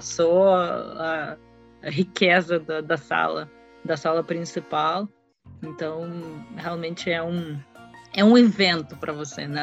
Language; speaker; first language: Portuguese; non-native, fluent; Russian